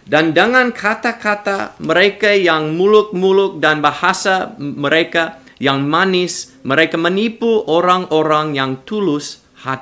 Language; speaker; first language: Indonesian; non-native, learner; English